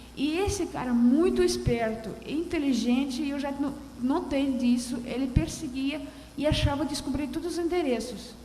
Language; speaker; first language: Portuguese; non-native, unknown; Russian